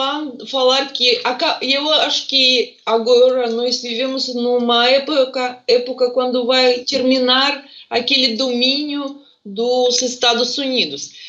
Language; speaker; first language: Portuguese; non-native, fluent; Russian